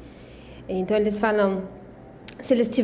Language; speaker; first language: Portuguese; non-native, fluent; Swedish